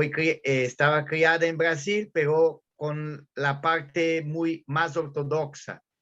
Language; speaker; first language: Spanish; non-native, fluent; Portuguese